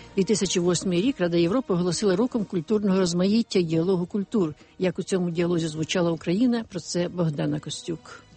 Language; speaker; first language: Ukrainian; native; Ukrainian